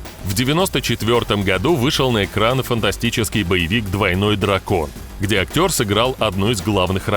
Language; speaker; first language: Russian; native; Russian